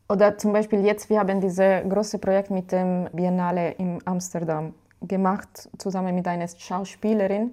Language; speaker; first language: German; non-native, fluent; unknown